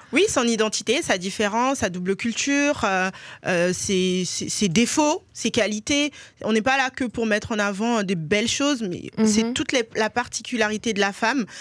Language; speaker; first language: French; early bilingual, other home language; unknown